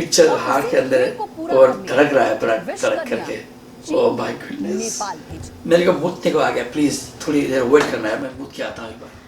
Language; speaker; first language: Hindi; non-native, learner; Nepali